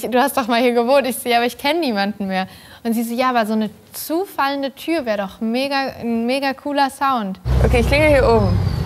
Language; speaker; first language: German; native; German